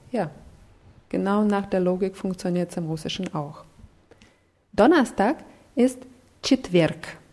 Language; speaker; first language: German; non-native, fluent; Russian